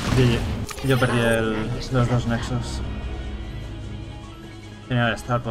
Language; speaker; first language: Spanish; native; Spanish